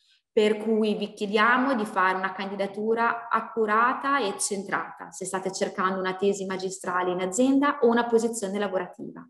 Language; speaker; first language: Italian; native; Italian